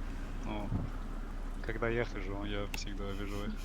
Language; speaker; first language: Russian; non-native, learner; English